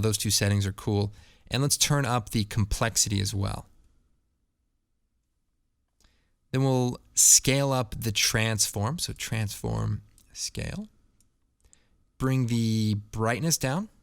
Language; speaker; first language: English; native; English